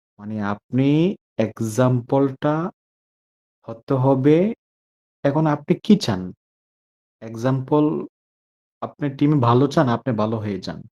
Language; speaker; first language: Bangla; native; Bangla